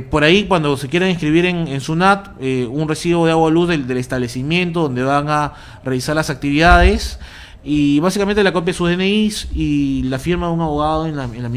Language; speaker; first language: Spanish; native; Spanish